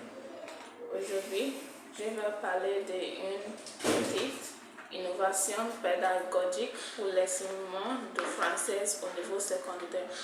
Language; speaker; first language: French; non-native, fluent; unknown